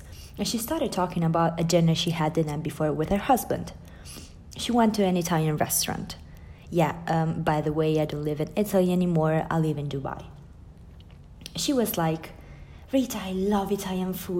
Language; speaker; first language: English; non-native, fluent; Italian